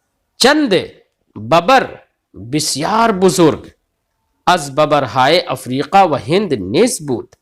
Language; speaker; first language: Persian; non-native, fluent; Urdu